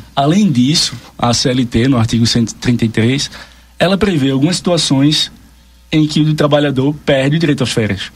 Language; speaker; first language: Portuguese; native; Portuguese